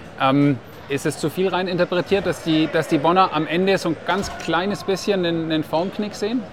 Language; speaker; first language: German; native; German